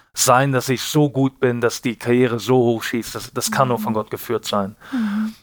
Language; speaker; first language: German; native; German